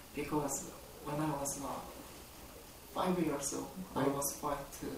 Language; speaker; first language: English; non-native, learner; Korean